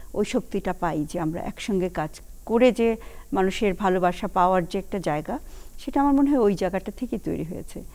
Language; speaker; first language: Bangla; native; Bangla